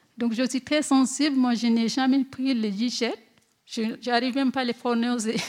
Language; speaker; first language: French; non-native, local second language; Fula